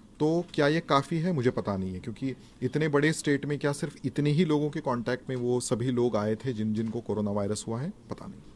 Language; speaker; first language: Hindi; non-native, local second language; Marathi